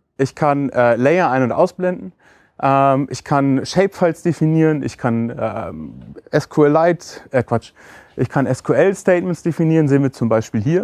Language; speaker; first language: German; native; German